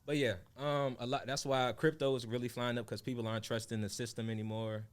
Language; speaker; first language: English; native; English